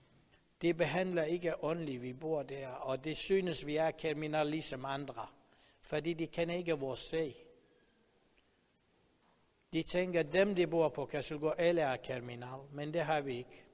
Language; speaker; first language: Danish; non-native, learner; Persian